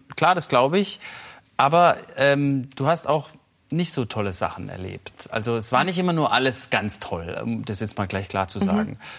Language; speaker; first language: German; native; German